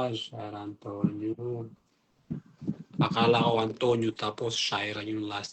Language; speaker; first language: Filipino; non-native, learner; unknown